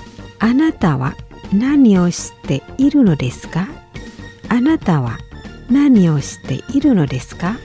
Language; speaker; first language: Japanese; non-native, fluent; Indonesian